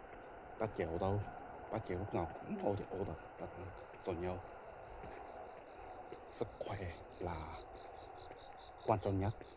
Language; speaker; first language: Vietnamese; non-native, learner; Japanese